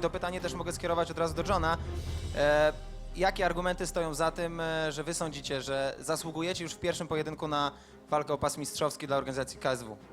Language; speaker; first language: Polish; native; Polish